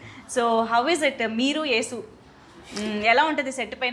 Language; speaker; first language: Telugu; native; Telugu